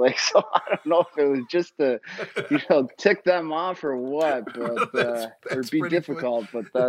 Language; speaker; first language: English; native; English